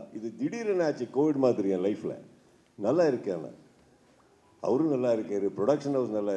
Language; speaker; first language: Tamil; non-native, learner; Kannada